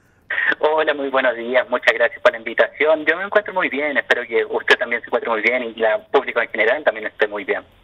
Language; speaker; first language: Spanish; native; Spanish